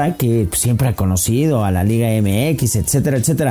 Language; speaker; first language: Spanish; native; Spanish